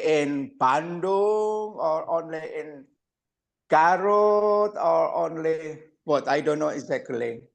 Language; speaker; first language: English; non-native, learner; Indonesian